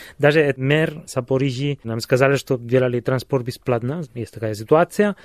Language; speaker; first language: Russian; non-native, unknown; Spanish